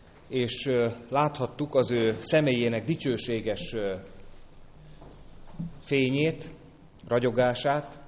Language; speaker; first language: Hungarian; native; Hungarian